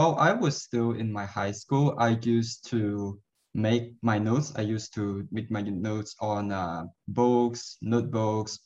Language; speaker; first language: English; non-native, local second language; Cantonese